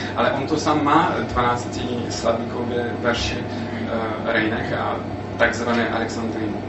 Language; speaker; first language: Czech; non-native, fluent; French